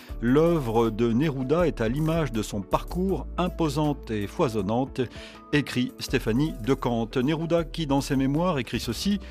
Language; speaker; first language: French; native; French